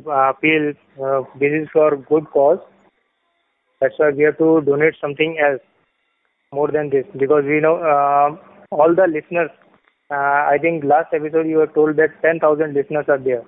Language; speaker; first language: English; non-native, local second language; Hindi